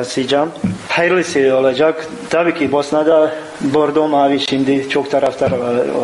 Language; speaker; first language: Turkish; non-native, learner; Bosnian